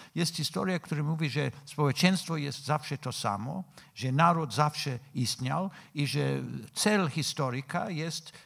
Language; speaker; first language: Polish; non-native, fluent; English